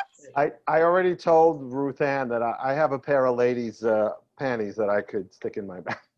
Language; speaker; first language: English; native; English